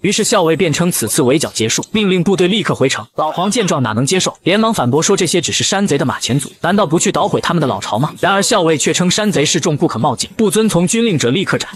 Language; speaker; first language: Chinese; native; Chinese